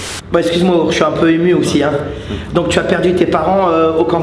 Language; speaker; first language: French; native; French